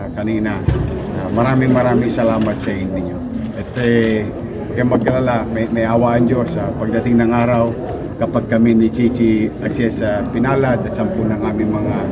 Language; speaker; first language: Filipino; native; Filipino